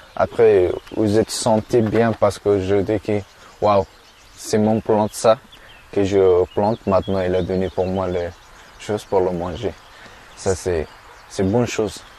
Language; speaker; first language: French; non-native, learner; Persian